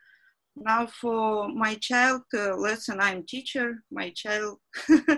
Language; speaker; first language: English; non-native, learner; Russian